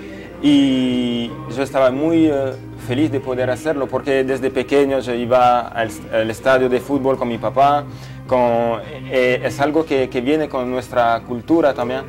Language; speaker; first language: Spanish; non-native, fluent; French